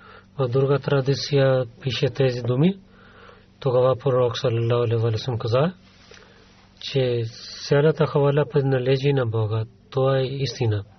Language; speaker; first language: Bulgarian; non-native, learner; Urdu